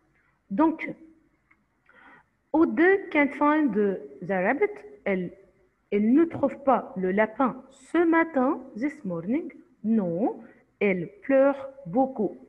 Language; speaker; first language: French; non-native, fluent; Arabic